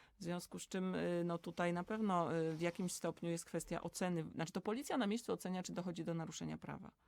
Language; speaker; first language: Polish; native; Polish